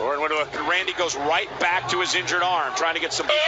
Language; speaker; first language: English; native; English